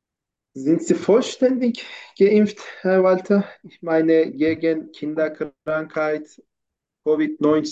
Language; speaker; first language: German; non-native, fluent; Turkish